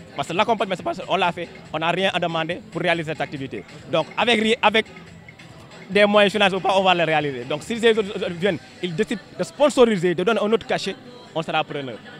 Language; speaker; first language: French; non-native, local second language; Wolof